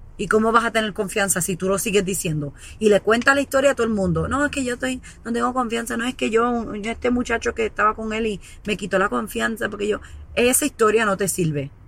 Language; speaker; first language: Spanish; early bilingual, heritage; Spanish